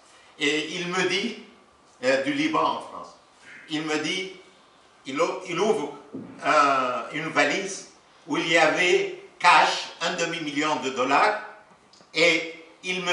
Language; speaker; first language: French; non-native, local second language; Arabic